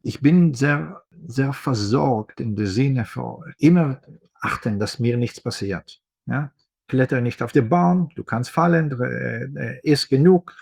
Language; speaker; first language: German; non-native, fluent; Hebrew